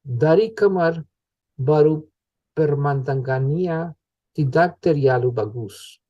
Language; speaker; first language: Indonesian; non-native, learner; English